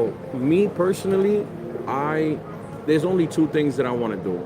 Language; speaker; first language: English; native; English